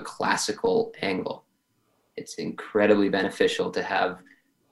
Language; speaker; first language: English; native; English